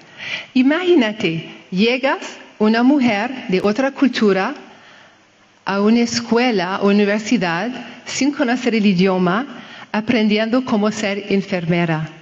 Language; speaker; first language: Spanish; non-native, fluent; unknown